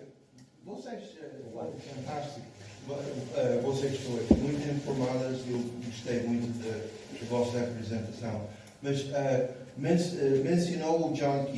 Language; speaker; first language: Portuguese; non-native, fluent; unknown